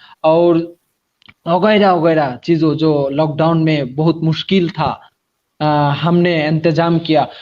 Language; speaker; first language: Hindi; non-native, learner; Bangla